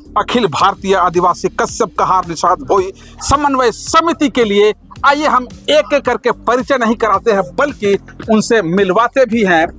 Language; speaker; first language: Hindi; native; Hindi